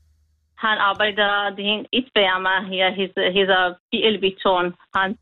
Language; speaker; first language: Danish; non-native, learner; Kurdish